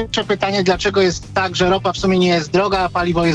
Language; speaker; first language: Polish; native; Polish